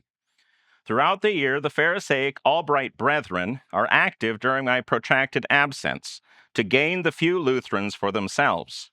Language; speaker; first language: English; native; English